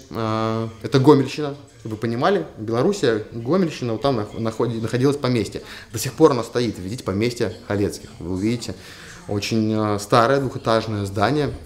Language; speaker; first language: Russian; native; Russian